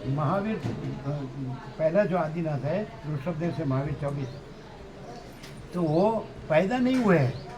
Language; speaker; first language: Hindi; non-native, local second language; Gujarati